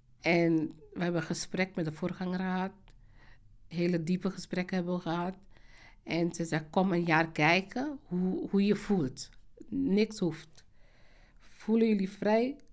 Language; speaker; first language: Dutch; non-native, fluent; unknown